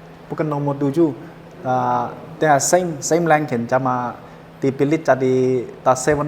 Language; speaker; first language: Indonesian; non-native, learner; Chinese